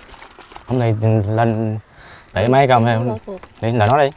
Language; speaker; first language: Vietnamese; native; Vietnamese